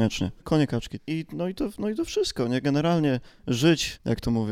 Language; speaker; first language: Polish; native; Polish